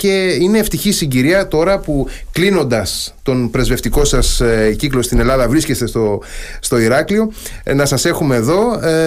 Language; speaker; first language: Greek; native; Greek